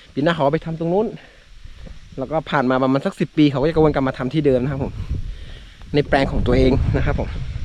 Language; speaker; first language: Thai; non-native, local second language; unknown